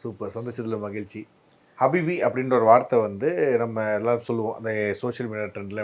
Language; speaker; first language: Tamil; native; Tamil